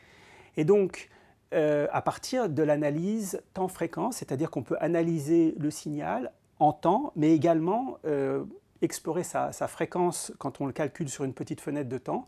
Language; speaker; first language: French; native; French